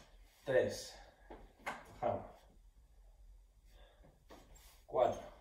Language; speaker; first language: Spanish; native; Spanish